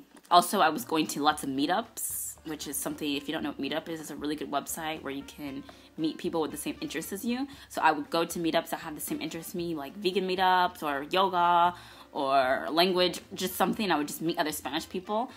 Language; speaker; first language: English; native; English